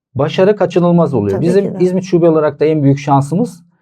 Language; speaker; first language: Turkish; native; Turkish